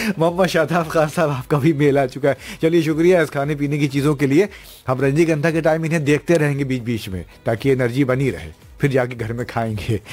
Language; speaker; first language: Hindi; native; Hindi